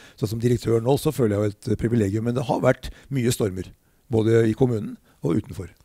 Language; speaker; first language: Norwegian; native; Norwegian